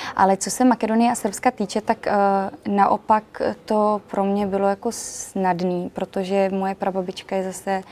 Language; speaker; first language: Czech; early bilingual, other home language; Macedonian